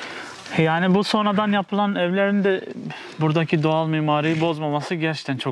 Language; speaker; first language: Turkish; native; Turkish